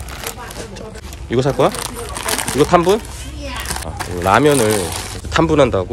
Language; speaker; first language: Korean; native; Korean